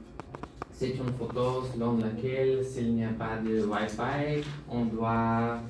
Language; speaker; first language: French; non-native, learner; Bulgarian